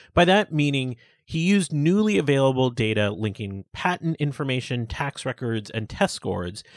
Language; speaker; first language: English; early bilingual, other home language; Hindi